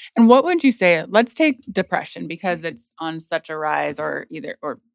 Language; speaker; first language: English; native; English